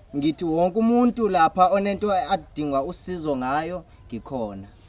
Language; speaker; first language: Zulu; non-native, local second language; Xhosa